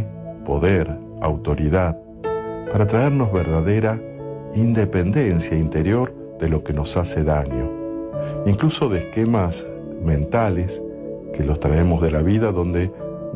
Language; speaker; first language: Spanish; native; Spanish